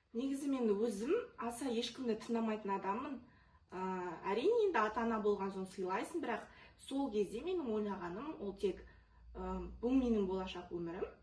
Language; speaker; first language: Kazakh; non-native, local second language; Russian